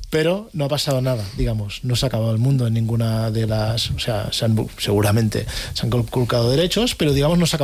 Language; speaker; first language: Spanish; native; Spanish